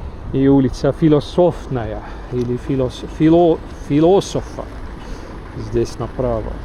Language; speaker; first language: Russian; non-native, local second language; Estonian